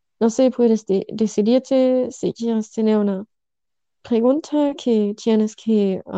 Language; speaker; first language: Spanish; non-native, learner; German